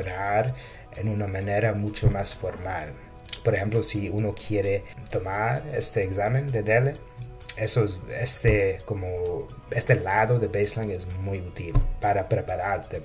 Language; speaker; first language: Spanish; non-native, fluent; English